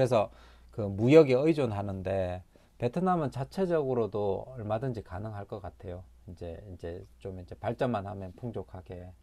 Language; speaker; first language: Korean; native; Korean